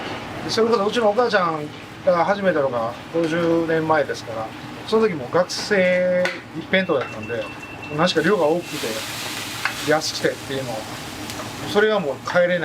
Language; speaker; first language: Japanese; native; Japanese